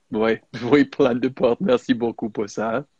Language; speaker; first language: French; non-native, fluent; English